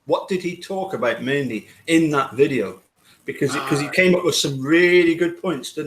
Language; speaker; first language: English; native; English